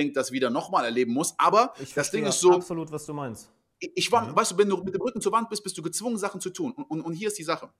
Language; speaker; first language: German; non-native, fluent; French